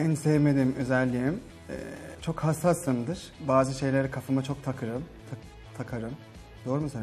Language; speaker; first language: Turkish; non-native, fluent; English